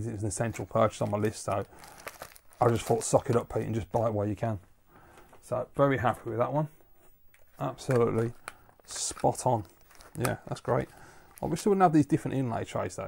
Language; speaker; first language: English; native; English